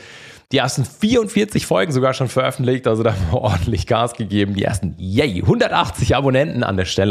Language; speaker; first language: German; native; German